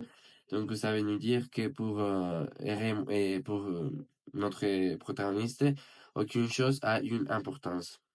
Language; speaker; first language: French; non-native, learner; Spanish